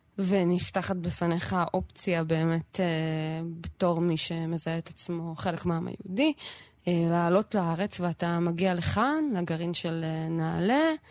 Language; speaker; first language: Hebrew; native; Hebrew